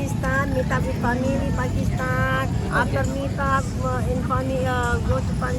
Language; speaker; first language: English; non-native, learner; Indonesian